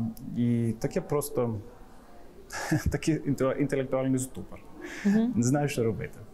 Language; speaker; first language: Ukrainian; non-native, fluent; English